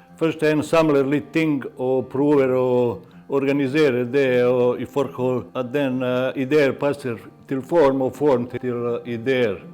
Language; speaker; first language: Norwegian; non-native, fluent; Bosnian